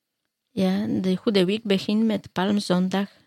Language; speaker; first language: Dutch; non-native, learner; Polish